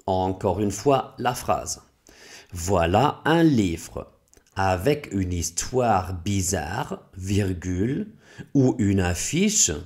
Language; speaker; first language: French; non-native, fluent; German